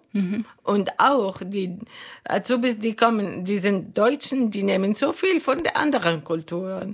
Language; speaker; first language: German; non-native, learner; Arabic